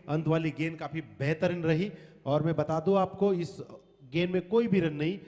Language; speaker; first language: Hindi; non-native, local second language; Marathi